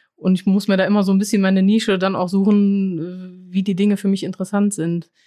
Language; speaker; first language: German; non-native, fluent; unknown